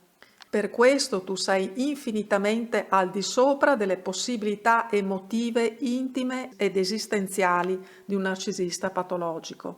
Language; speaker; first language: Italian; native; Italian